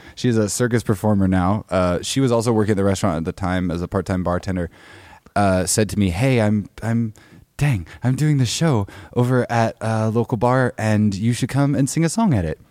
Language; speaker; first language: English; native; English